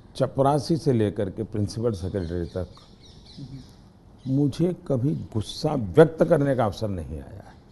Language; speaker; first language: Hindi; non-native, local second language; Gujarati